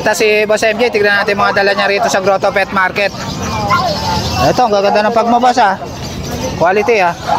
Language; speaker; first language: Filipino; native; Filipino